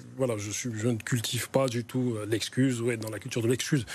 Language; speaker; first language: French; native; French